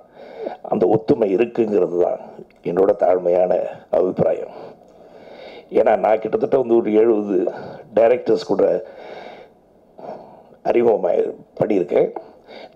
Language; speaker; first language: Tamil; native; Tamil